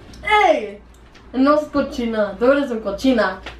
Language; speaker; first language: Spanish; early bilingual, heritage; Spanish